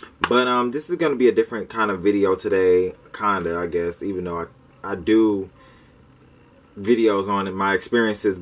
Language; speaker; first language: English; native; English